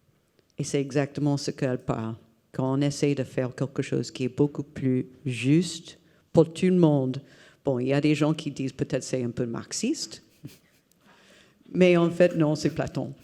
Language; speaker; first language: French; non-native, fluent; English